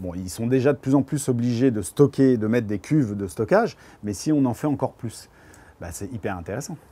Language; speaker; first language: French; native; French